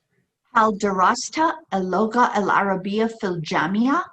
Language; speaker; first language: Arabic; non-native, fluent; English